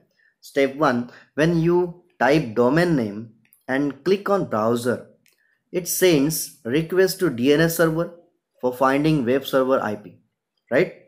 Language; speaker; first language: English; non-native, local second language; Marathi